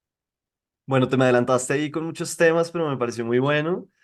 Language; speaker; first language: Spanish; native; Spanish